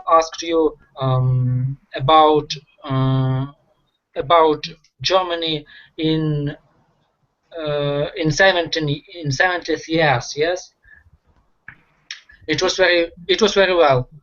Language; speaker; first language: English; non-native, learner; Russian